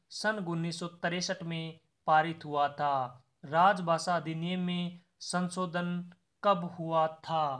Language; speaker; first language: Hindi; native; Hindi